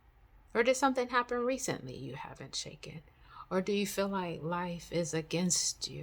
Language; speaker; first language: English; native; English